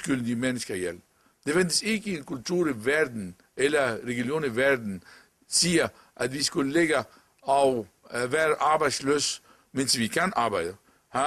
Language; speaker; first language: Danish; non-native, local second language; Arabic